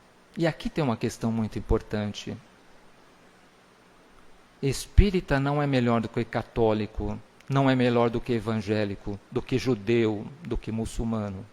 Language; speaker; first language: Portuguese; native; Portuguese